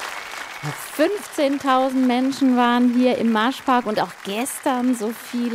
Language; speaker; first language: German; native; German